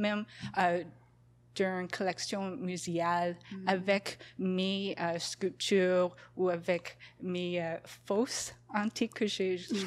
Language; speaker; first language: French; non-native, local second language; English